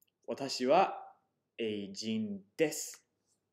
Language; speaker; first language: Japanese; non-native, fluent; English